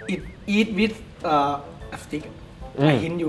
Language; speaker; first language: English; non-native, learner; Thai